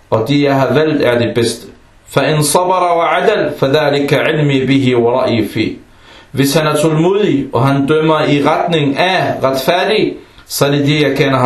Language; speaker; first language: Danish; early bilingual, other home language; Arabic